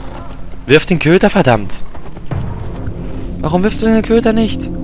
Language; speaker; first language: German; native; German